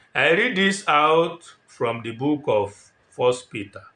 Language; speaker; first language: English; non-native, local second language; Yoruba